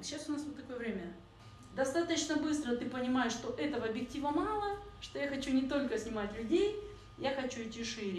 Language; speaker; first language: Russian; native; Russian